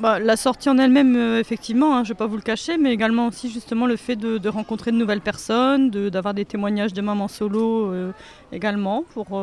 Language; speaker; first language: French; native; French